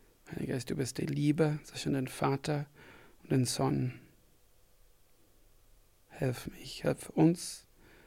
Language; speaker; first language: German; non-native, fluent; English